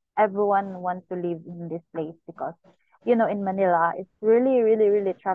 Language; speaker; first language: English; non-native, local second language; Cebuano